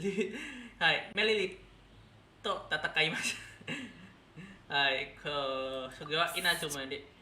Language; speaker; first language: Japanese; non-native, learner; Indonesian